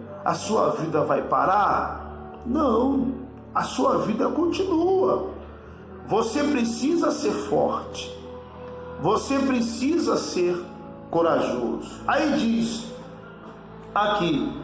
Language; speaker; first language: Portuguese; native; Portuguese